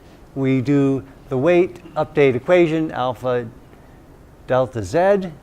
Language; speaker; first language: English; native; English